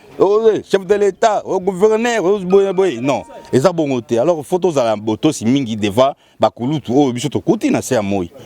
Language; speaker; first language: Lingala; native; Lingala